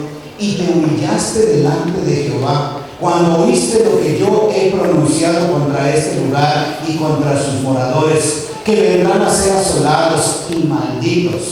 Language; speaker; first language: Spanish; native; Spanish